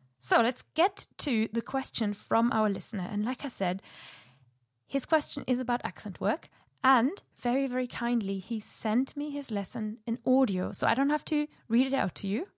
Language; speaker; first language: English; non-native, fluent; German